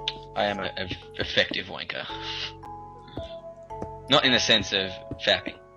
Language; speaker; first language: English; native; English